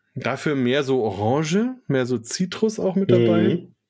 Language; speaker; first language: German; native; German